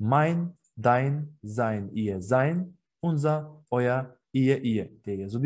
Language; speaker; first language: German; non-native, fluent; Turkish